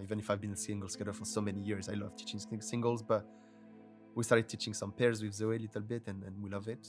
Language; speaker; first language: English; non-native, fluent; French